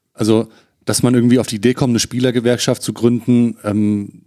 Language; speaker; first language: German; native; German